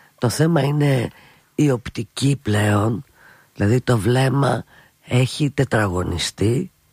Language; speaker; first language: Greek; native; Greek